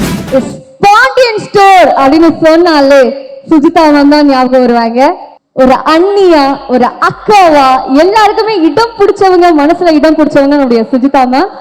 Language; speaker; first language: Tamil; native; Tamil